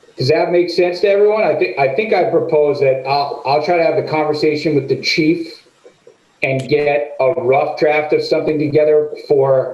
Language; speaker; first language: English; native; English